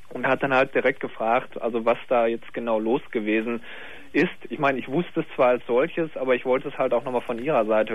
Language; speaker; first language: German; native; German